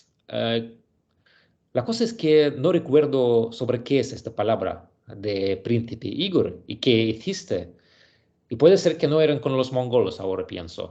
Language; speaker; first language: Spanish; non-native, learner; Russian